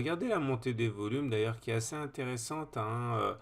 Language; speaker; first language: French; native; French